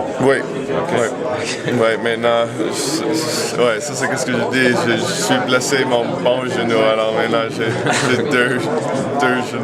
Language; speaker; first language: French; non-native, local second language; English